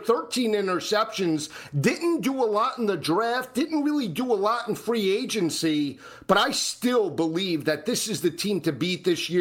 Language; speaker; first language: English; native; English